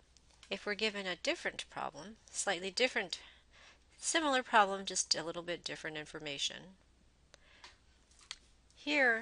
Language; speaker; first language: English; native; English